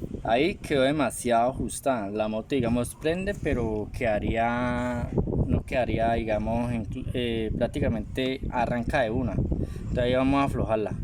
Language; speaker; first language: Spanish; native; Spanish